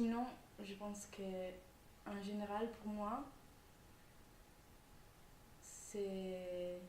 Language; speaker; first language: French; non-native, fluent; Italian